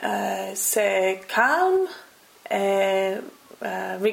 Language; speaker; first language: French; non-native, learner; English